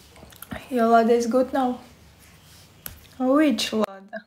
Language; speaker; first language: English; non-native, learner; Russian